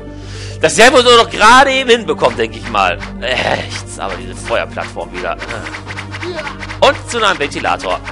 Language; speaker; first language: German; native; German